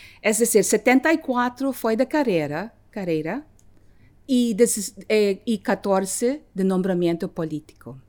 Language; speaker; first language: Portuguese; non-native, learner; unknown